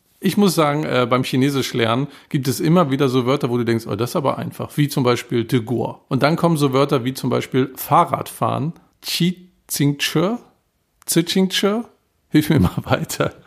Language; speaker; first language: German; native; German